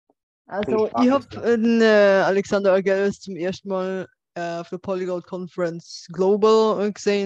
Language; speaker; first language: German; non-native, fluent; Bulgarian